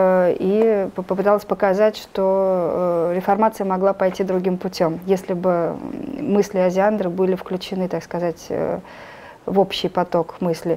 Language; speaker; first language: Russian; native; Russian